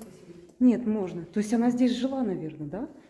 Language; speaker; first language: Russian; native; Russian